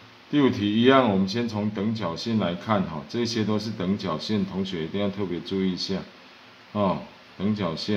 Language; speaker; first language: Chinese; native; Chinese